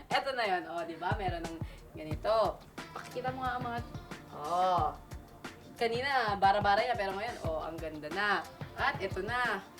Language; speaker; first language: Filipino; native; Filipino